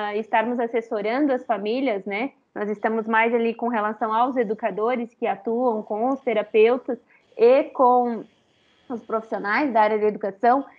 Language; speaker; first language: Portuguese; native; Portuguese